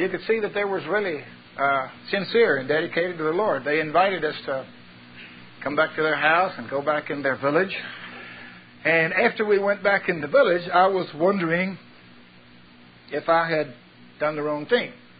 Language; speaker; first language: English; native; English